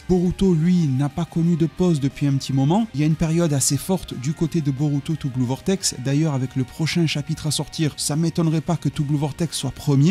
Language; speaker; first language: French; native; French